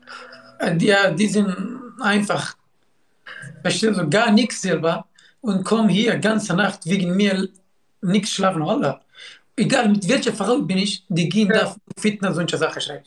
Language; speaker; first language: German; non-native, learner; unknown